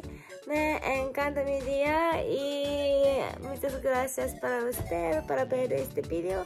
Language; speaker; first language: Spanish; non-native, learner; Japanese